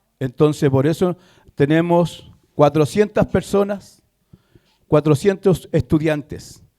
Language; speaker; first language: Spanish; native; Spanish